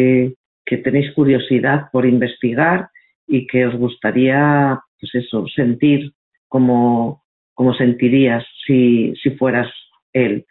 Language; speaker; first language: Spanish; native; Spanish